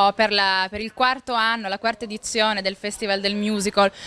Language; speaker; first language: Italian; native; Italian